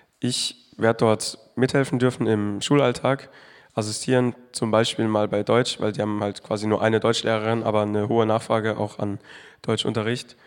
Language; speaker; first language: German; native; German